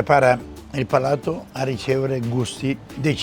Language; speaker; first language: Italian; native; Italian